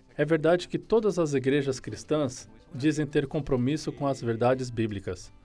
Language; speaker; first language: Portuguese; non-native, fluent; Spanish